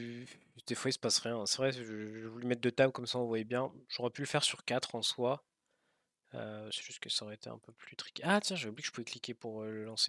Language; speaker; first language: French; native; French